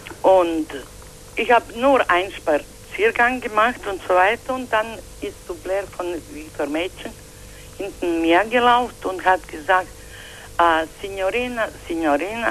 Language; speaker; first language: German; non-native, fluent; Croatian